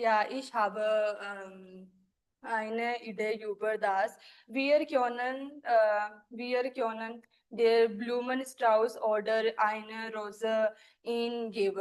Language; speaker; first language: German; non-native, learner; Hindi